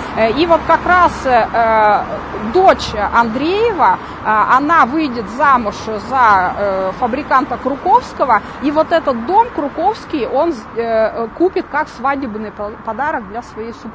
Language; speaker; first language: Russian; native; Russian